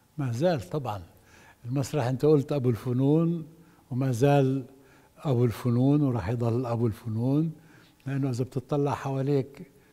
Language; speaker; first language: Arabic; native; Arabic